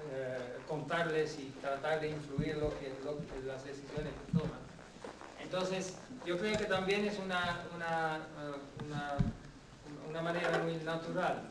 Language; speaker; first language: Spanish; non-native, fluent; Dutch